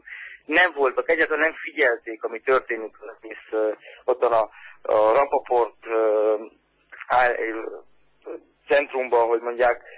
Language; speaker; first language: Hungarian; early bilingual, heritage; Hungarian